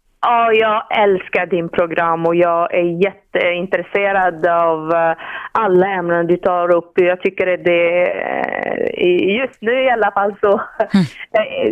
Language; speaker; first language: Swedish; non-native, fluent; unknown